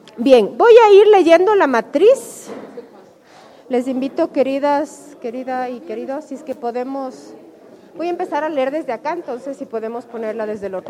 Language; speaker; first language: Spanish; native; Spanish